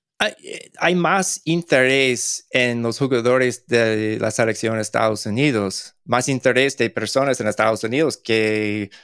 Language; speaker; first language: Spanish; non-native, learner; English